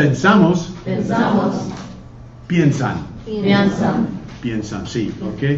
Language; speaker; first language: Spanish; non-native, fluent; English